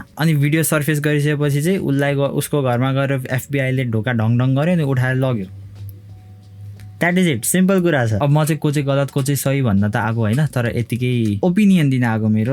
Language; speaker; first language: Nepali; native; Nepali